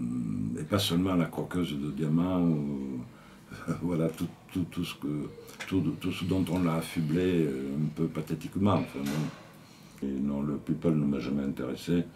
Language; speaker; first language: French; native; French